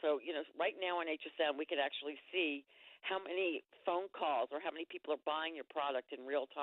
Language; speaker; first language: English; native; English